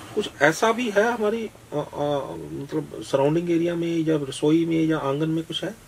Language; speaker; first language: Hindi; non-native, local second language; Punjabi